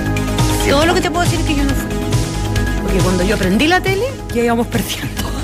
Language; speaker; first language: Spanish; native; Spanish